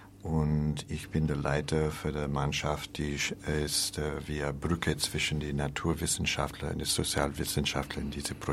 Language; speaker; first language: German; non-native, learner; English